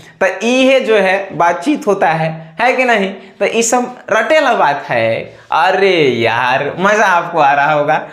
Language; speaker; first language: Hindi; native; Hindi